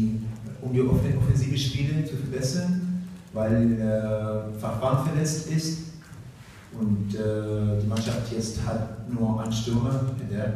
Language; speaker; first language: German; non-native, learner; Russian